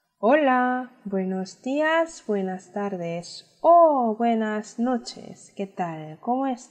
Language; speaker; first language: Spanish; non-native, fluent; Korean